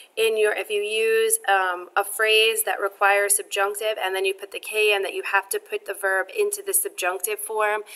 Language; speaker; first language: English; native; English